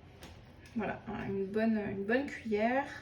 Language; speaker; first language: French; native; French